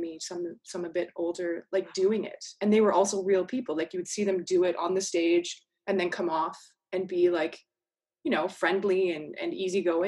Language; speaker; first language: English; native; English